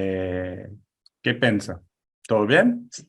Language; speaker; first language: Spanish; non-native, fluent; Portuguese